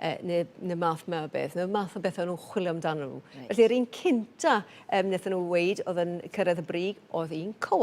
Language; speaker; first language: Welsh; native; Welsh